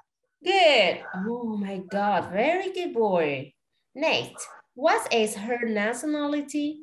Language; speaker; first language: English; non-native, fluent; Vietnamese